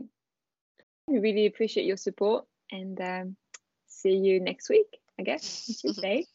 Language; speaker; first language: English; non-native, fluent; French